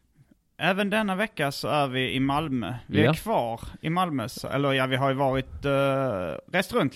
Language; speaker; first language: Swedish; native; Swedish